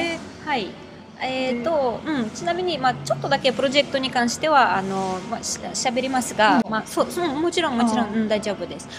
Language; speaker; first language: Japanese; non-native, fluent; Russian